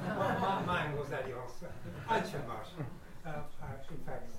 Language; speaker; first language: English; non-native, fluent; Arabic